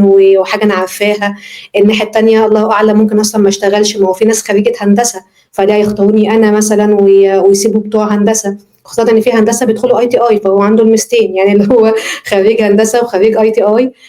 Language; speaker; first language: Arabic; native; Arabic